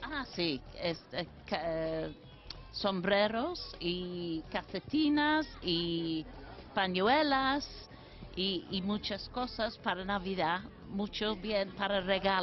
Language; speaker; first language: Spanish; non-native, learner; English